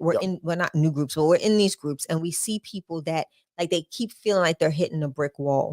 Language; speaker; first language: English; native; English